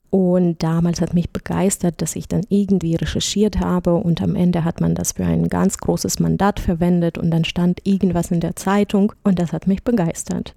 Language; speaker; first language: German; non-native, fluent; Russian